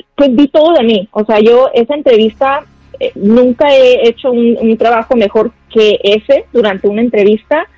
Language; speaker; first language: Spanish; native; Spanish